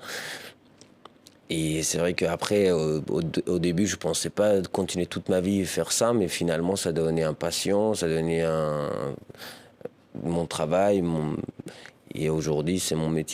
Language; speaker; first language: French; early bilingual, other home language; Persian